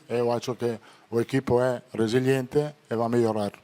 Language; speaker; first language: Portuguese; non-native, learner; Italian